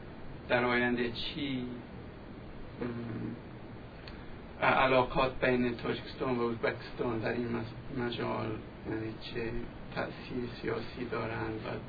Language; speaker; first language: Persian; non-native, fluent; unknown